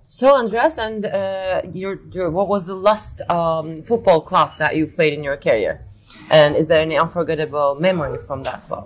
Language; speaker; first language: English; non-native, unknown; Turkish